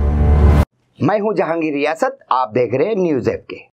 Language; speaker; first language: Hindi; native; Hindi